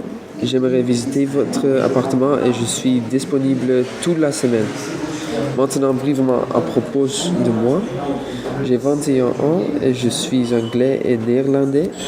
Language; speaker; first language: French; non-native, learner; English